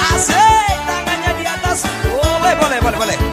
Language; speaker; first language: Indonesian; non-native, local second language; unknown